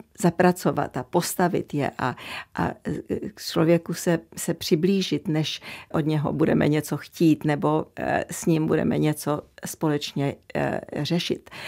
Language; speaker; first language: Czech; early bilingual, heritage; Czech